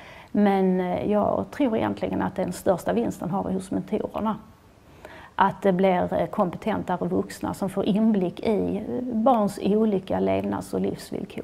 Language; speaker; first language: Swedish; native; Swedish